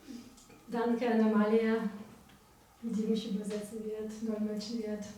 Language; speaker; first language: German; non-native, fluent; Ukrainian